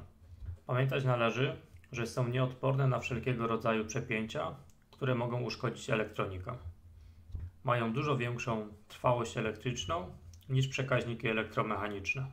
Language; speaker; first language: Polish; native; Polish